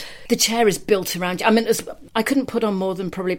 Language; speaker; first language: English; native; English